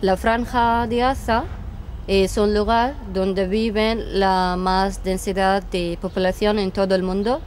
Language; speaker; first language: Spanish; non-native, fluent; Arabic